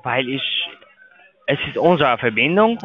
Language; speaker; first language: German; non-native, learner; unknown